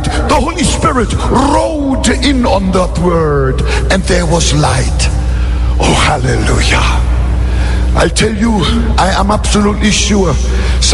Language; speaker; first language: English; non-native, fluent; German